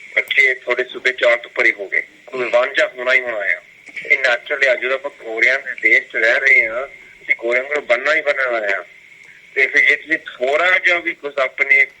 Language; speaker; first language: Punjabi; early bilingual, heritage; Punjabi